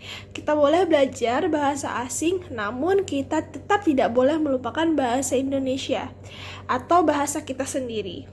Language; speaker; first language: Indonesian; native; Indonesian